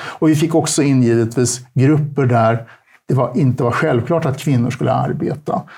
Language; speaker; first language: Swedish; early bilingual, other home language; Turkish